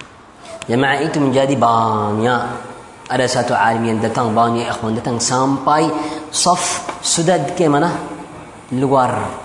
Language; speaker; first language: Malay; non-native, fluent; Arabic